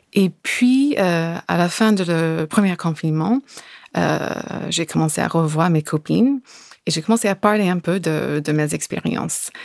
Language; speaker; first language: French; non-native, fluent; English